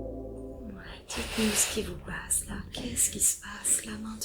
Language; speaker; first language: French; native; French